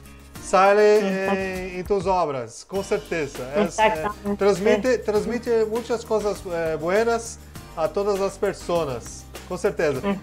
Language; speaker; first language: Spanish; non-native, learner; Portuguese